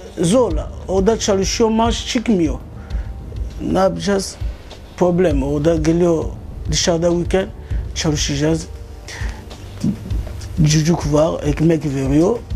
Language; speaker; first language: Turkish; non-native, learner; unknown